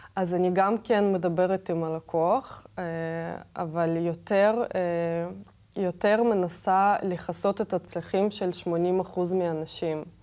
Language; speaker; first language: Hebrew; non-native, fluent; Russian